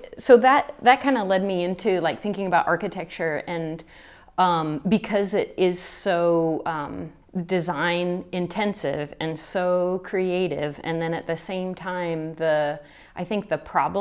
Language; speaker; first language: English; native; English